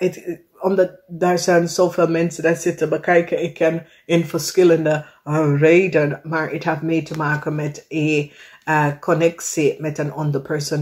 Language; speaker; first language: Dutch; non-native, fluent; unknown